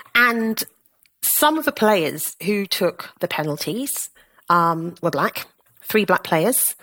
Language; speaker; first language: English; native; English